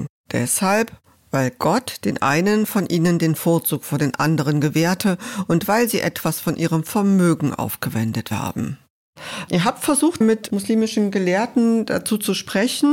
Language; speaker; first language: German; native; German